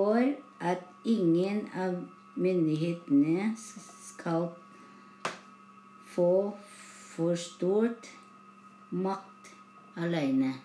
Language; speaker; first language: Norwegian; non-native, learner; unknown